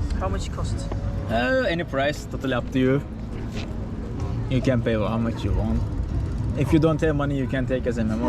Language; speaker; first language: English; non-native, fluent; Slovak